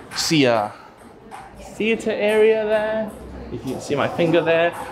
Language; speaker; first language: English; non-native, local second language; Cantonese